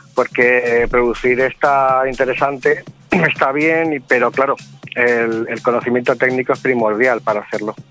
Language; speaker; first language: Spanish; native; Spanish